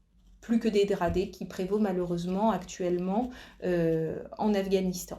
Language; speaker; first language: French; native; French